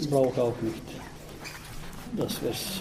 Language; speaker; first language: German; non-native, fluent; Bulgarian